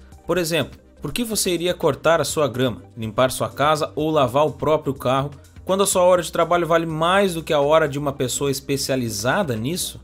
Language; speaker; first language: Portuguese; native; Portuguese